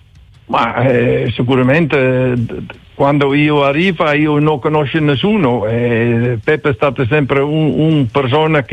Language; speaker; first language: Italian; non-native, learner; Dutch